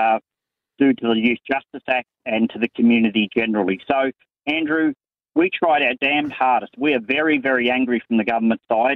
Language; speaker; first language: English; native; English